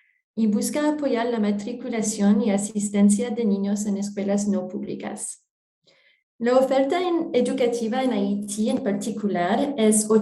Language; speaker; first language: Spanish; non-native, fluent; French